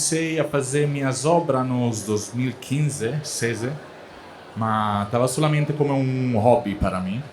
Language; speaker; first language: Portuguese; non-native, learner; Italian